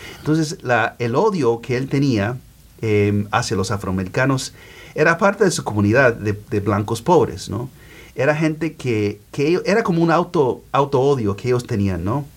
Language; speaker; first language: Spanish; early bilingual, heritage; Spanish